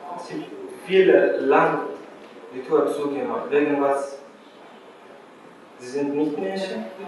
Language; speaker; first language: German; non-native, learner; Arabic